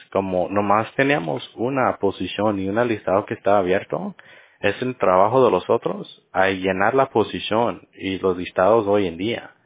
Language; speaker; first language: Spanish; early bilingual, heritage; Spanish